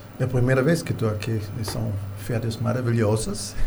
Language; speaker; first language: Portuguese; non-native, fluent; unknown